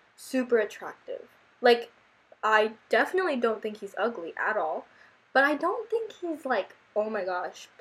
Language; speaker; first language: English; early bilingual, other home language; Korean